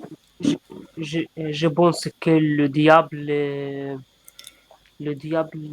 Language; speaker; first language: French; non-native, learner; Arabic